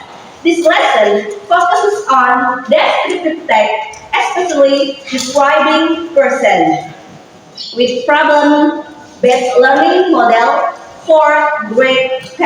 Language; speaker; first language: English; non-native, fluent; Indonesian